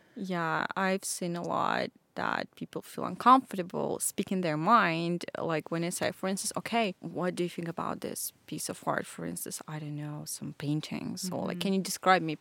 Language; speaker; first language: English; non-native, fluent; Russian